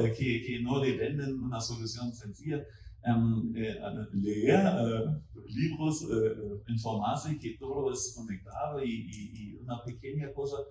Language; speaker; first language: Spanish; non-native, fluent; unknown